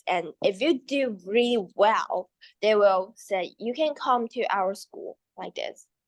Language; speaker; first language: English; non-native, learner; Chinese